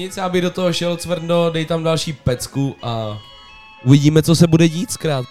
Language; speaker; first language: Czech; native; Czech